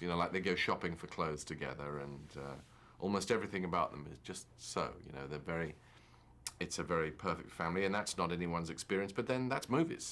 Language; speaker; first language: English; native; English